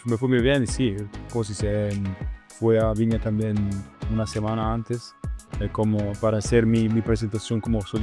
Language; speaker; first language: Spanish; non-native, learner; Italian